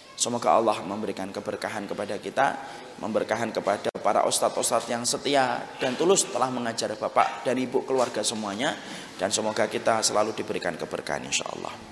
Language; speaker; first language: Indonesian; native; Indonesian